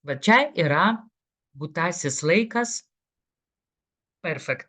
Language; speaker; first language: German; non-native, fluent; Lithuanian